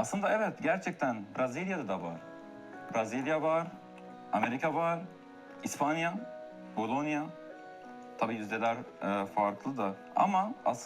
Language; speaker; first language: Turkish; non-native, fluent; Arabic